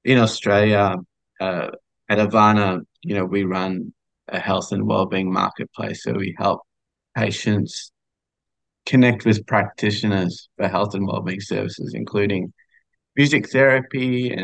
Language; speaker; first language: English; native; English